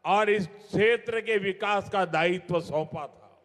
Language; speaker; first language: Hindi; non-native, local second language; Gujarati